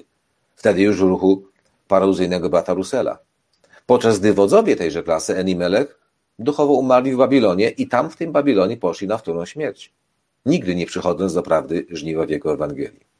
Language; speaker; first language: Polish; native; Polish